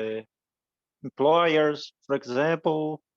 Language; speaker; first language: English; non-native, learner; Portuguese